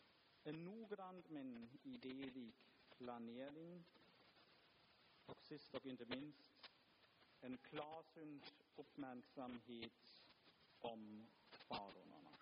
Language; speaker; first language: Swedish; non-native, fluent; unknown